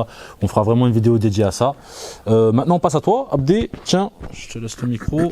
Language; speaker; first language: French; native; French